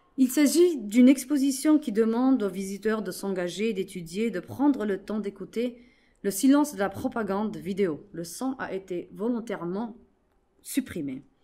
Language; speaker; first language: French; non-native, local second language; Arabic